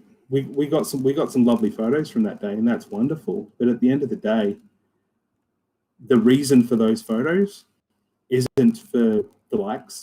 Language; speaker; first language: English; native; English